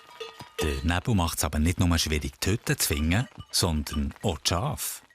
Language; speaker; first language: German; native; German